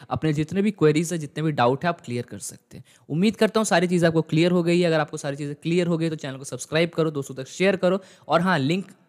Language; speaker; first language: Hindi; native; Hindi